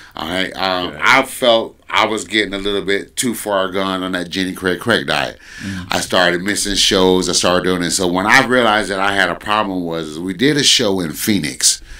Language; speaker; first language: English; native; English